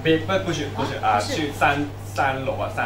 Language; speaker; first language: Chinese; non-native, learner; Thai